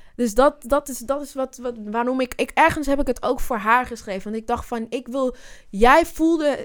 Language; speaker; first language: Dutch; native; Dutch